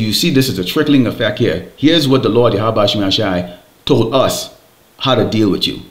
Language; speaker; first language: English; native; English